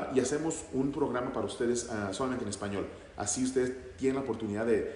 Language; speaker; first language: Spanish; early bilingual, heritage; Spanish